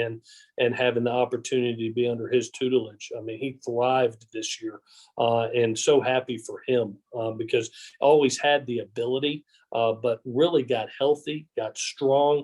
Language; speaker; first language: English; native; English